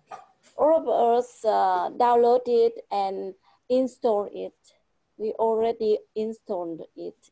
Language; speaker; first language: English; non-native, fluent; Vietnamese